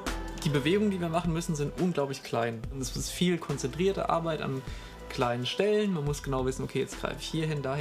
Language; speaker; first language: German; native; German